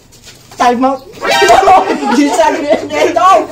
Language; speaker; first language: Filipino; non-native, local second language; Pampanga